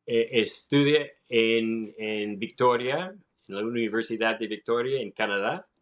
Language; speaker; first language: Spanish; non-native, learner; English